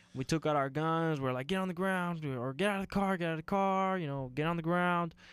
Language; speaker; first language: English; native; English